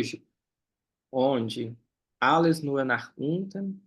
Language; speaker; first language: German; non-native, fluent; Portuguese